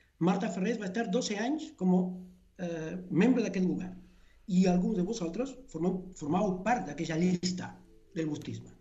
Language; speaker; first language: Catalan; non-native, fluent; Spanish